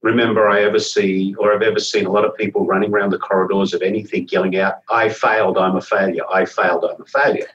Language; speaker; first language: English; native; English